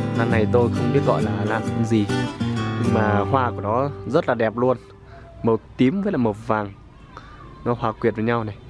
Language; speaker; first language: Vietnamese; non-native, local second language; Iu Mien